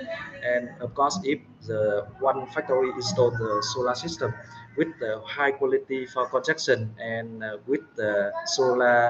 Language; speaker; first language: English; non-native, fluent; Vietnamese